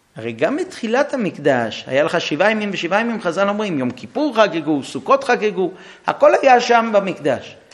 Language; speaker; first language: Hebrew; non-native, fluent; English